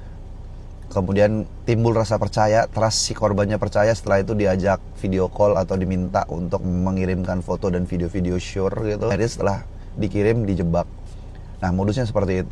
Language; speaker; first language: Indonesian; native; Indonesian